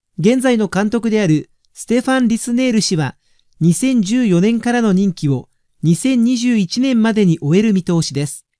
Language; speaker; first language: Japanese; native; Japanese